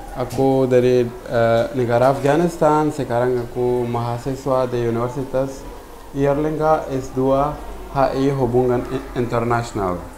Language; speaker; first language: Indonesian; non-native, learner; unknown